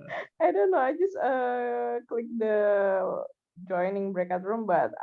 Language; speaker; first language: English; non-native, learner; Indonesian